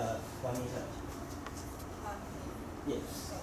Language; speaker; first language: English; non-native, learner; Chinese